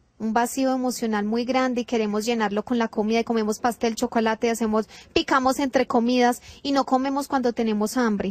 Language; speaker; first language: Spanish; native; Spanish